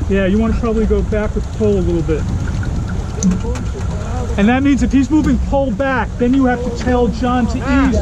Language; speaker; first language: English; native; English